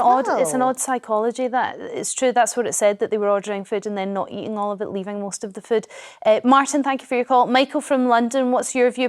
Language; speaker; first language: English; native; English